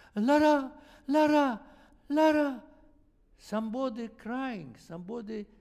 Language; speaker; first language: English; non-native, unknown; Russian